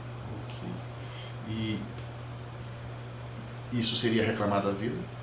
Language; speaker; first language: Portuguese; native; Portuguese